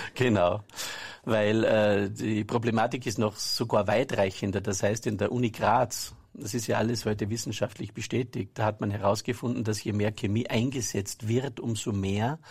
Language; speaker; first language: German; native; German